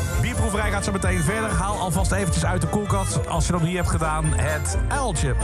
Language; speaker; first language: Dutch; native; Dutch